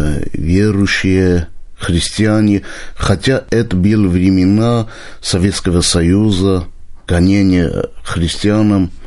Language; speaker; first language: Russian; non-native, local second language; Armenian